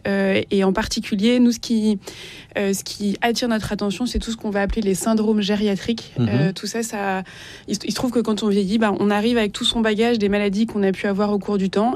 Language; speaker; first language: French; native; French